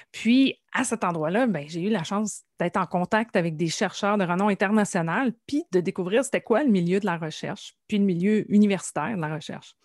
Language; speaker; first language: French; native; French